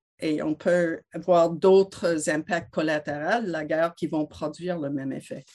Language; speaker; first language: French; non-native, local second language; English